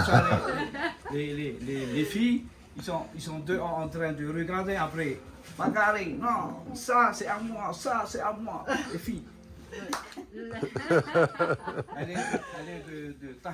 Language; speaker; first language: French; non-native, local second language; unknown